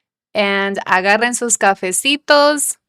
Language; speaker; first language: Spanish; early bilingual, heritage; Spanish